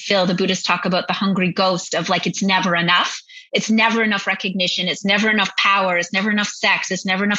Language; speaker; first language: English; native; English